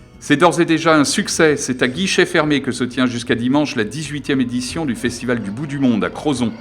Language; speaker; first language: French; native; French